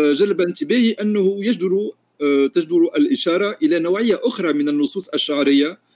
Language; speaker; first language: Arabic; native; Arabic